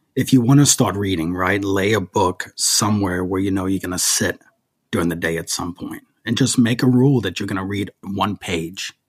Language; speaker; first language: English; early bilingual, other home language; German